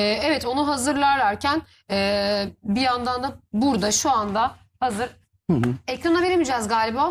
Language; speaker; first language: Turkish; native; Turkish